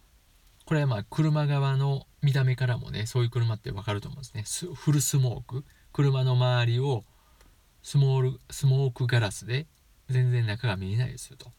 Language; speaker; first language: Japanese; native; Japanese